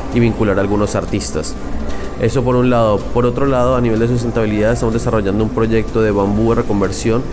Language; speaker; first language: Spanish; native; Spanish